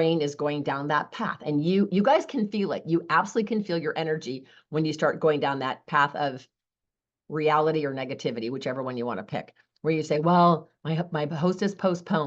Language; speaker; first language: English; native; English